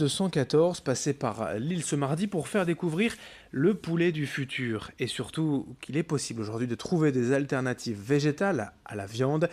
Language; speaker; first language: French; native; French